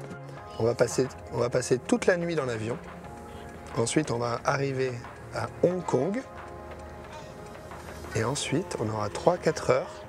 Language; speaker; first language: French; native; French